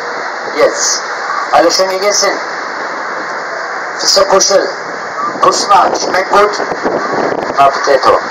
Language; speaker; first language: German; non-native, learner; Turkish